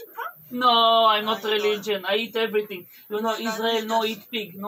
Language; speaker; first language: English; non-native, learner; Hebrew